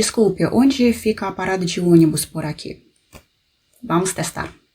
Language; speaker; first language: Portuguese; non-native, fluent; Russian